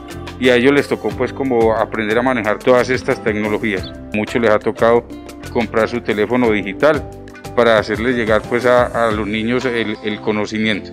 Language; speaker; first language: Spanish; native; Spanish